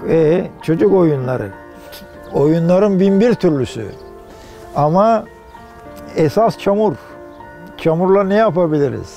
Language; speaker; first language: Turkish; native; Turkish